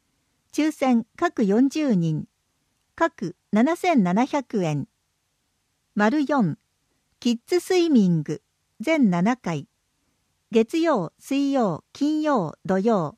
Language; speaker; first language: Japanese; native; Japanese